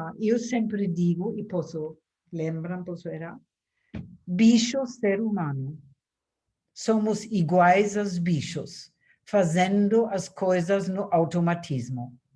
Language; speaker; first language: Portuguese; non-native, fluent; German